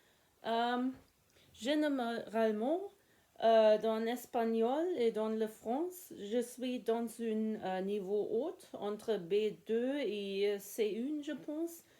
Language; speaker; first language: French; non-native, learner; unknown